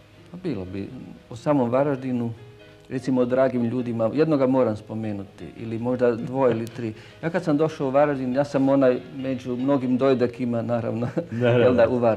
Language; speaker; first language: Croatian; native; Croatian